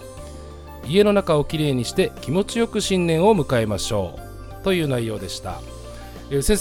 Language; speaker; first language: Japanese; native; Japanese